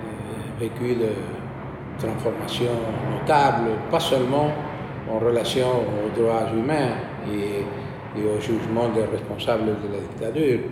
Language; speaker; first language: French; non-native, fluent; Spanish